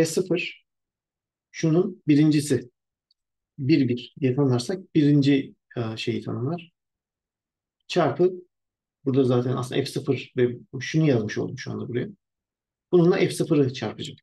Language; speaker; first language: Turkish; native; Turkish